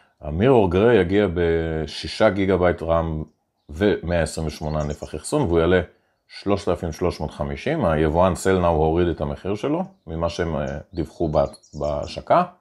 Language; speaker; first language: Hebrew; native; Hebrew